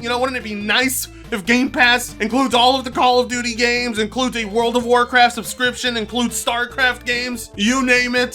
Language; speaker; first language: English; native; English